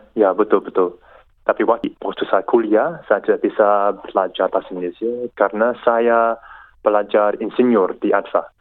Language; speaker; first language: Indonesian; non-native, learner; English